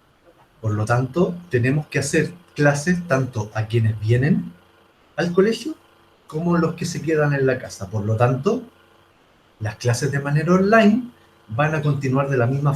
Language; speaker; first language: Spanish; native; Spanish